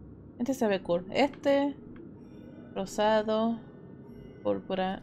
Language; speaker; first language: Spanish; early bilingual, heritage; Spanish